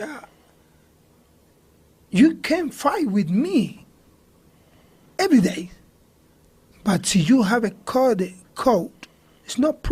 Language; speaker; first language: English; non-native, learner; Spanish